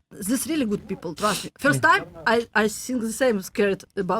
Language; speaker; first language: English; non-native, learner; Russian